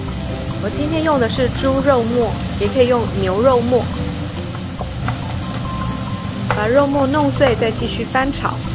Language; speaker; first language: Chinese; native; Chinese